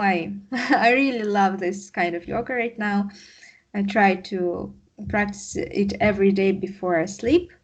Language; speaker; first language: English; non-native, learner; Russian